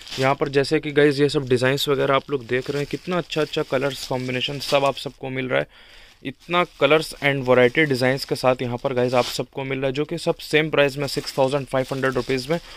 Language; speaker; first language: Hindi; native; Hindi